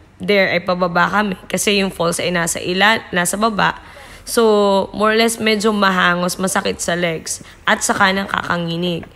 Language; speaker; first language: Filipino; native; Filipino